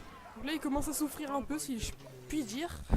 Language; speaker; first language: French; native; French